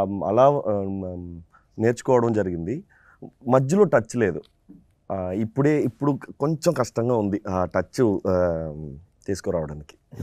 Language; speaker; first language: Telugu; non-native, local second language; Tamil